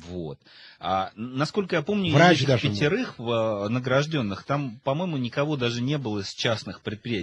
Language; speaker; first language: Russian; native; Russian